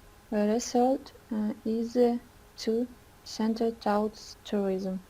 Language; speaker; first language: English; non-native, learner; Russian